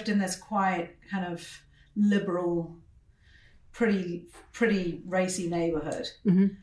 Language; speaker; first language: English; native; English